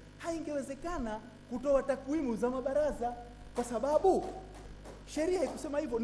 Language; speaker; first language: Swahili; native; Swahili